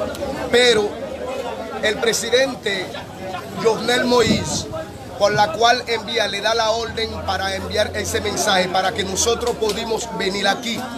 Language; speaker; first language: Spanish; non-native, learner; Haitian Creole